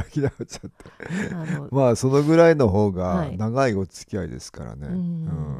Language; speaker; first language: Japanese; native; Japanese